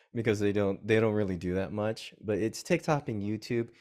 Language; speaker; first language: English; native; English